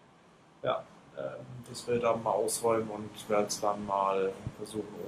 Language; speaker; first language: German; native; German